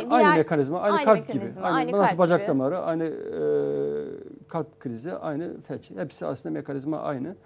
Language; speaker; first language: Turkish; native; Turkish